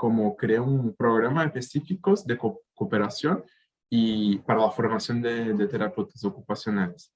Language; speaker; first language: Spanish; native; Spanish